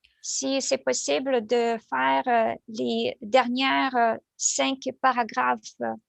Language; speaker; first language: French; non-native, fluent; Russian